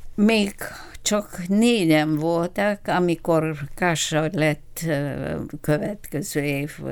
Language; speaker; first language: Hungarian; non-native, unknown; Bulgarian